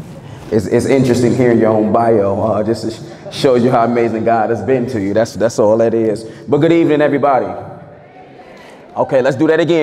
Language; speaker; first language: English; native; English